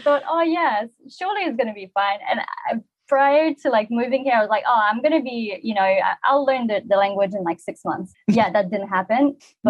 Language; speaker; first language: English; non-native, fluent; French